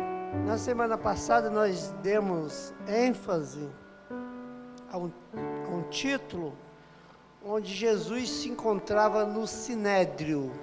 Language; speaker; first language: Portuguese; native; Portuguese